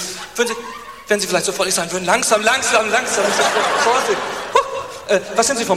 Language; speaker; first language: German; native; German